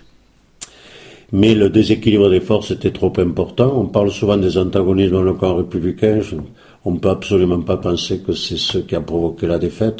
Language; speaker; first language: French; early bilingual, other home language; Spanish